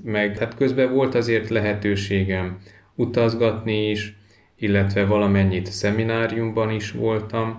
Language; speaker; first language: Hungarian; native; Hungarian